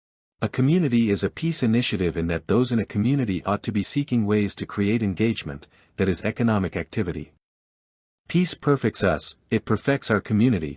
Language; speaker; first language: English; native; English